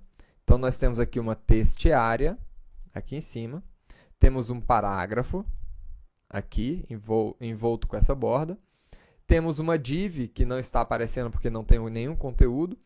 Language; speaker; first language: Portuguese; native; Portuguese